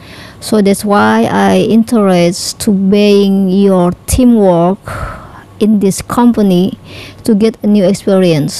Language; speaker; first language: English; non-native, learner; Indonesian